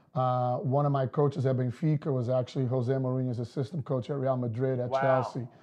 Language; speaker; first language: English; non-native, fluent; Portuguese